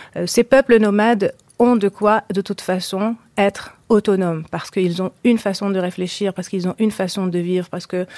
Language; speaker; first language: French; non-native, local second language; Arabic